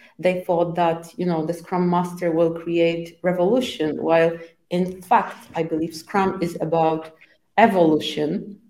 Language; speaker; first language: English; non-native, fluent; Polish